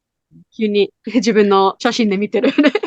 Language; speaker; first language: Japanese; non-native, learner; English